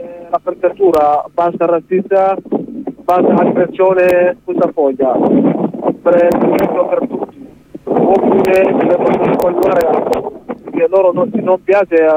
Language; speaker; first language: Italian; non-native, learner; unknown